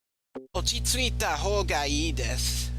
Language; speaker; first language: Japanese; non-native, learner; English